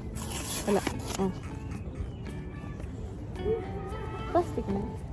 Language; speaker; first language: Japanese; non-native, learner; Filipino